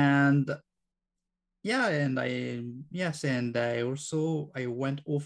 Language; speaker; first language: English; non-native, learner; French